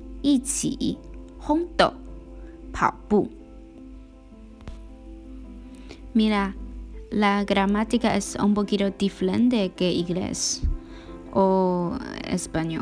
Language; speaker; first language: Spanish; non-native, learner; Chinese